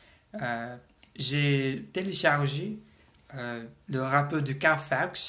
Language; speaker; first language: French; non-native, learner; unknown